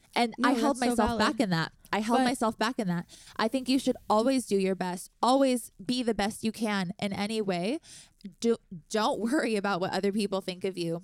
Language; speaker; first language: English; native; English